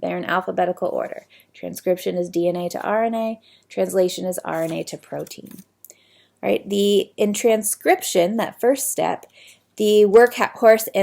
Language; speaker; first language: English; native; English